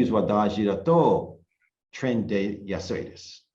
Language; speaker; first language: Japanese; non-native, learner; English